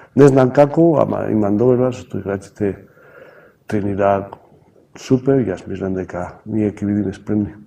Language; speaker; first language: Macedonian; non-native, learner; Spanish